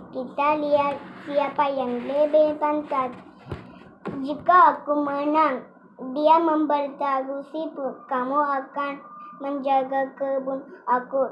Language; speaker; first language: Malay; non-native, local second language; Tamil